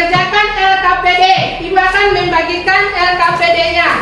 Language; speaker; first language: Indonesian; native; Indonesian